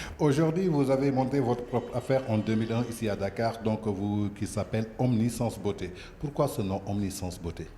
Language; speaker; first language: French; non-native, local second language; Wolof